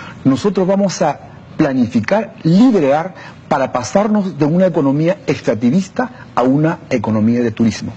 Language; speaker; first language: Spanish; non-native, local second language; Shipibo-Conibo